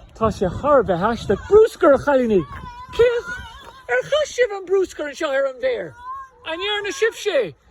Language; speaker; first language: Irish; native; Irish